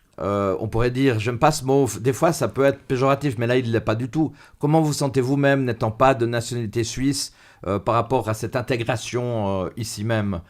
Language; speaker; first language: French; native; French